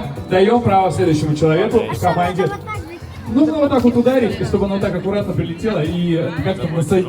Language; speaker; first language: Russian; native; Russian